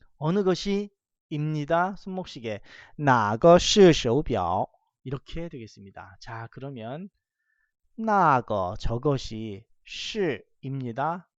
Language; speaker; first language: Korean; native; Korean